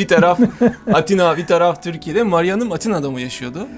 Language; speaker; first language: Turkish; native; Turkish